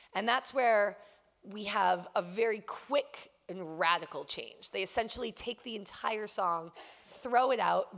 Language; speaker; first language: English; native; English